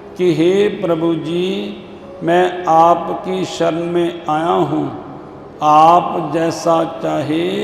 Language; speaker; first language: Hindi; non-native, local second language; Punjabi